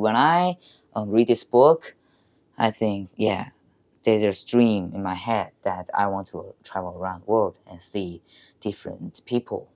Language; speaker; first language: English; non-native, learner; Chinese